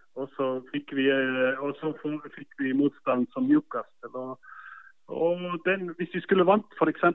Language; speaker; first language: Norwegian; non-native, fluent; Estonian